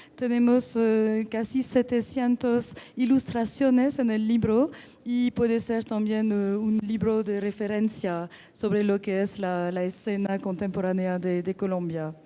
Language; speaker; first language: Spanish; non-native, fluent; French